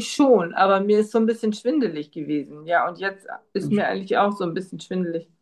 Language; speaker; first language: German; native; German